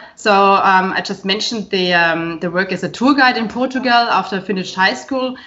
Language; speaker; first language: English; non-native, fluent; German